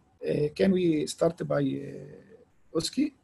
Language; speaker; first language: English; non-native, fluent; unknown